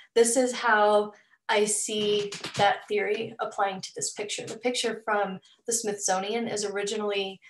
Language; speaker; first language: English; native; English